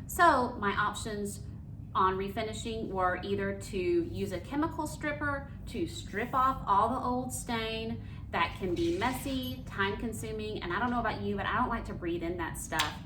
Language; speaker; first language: English; native; English